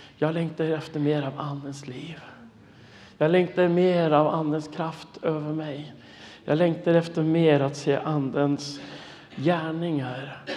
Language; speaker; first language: Swedish; non-native, fluent; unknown